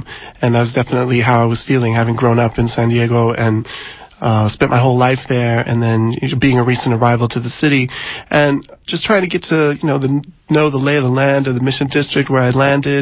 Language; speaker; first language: English; native; English